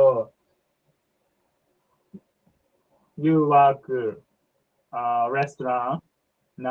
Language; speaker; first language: English; non-native, learner; Japanese